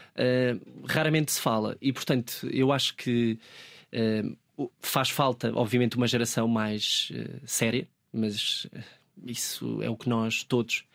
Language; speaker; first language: Portuguese; native; Portuguese